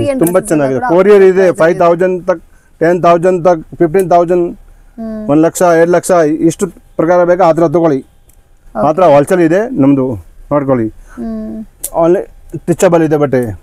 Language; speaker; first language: Kannada; non-native, local second language; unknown